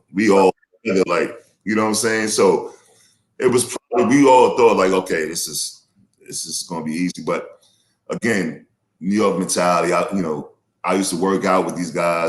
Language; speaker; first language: English; native; English